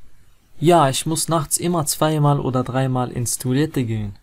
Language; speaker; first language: German; non-native, fluent; Arabic